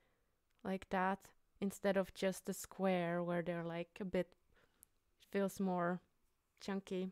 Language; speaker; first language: English; non-native, fluent; Finnish